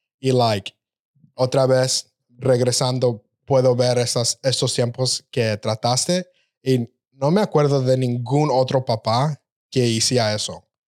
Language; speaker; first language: Spanish; early bilingual, heritage; Spanish